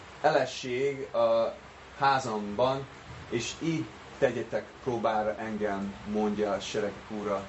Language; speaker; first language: Hungarian; non-native, fluent; English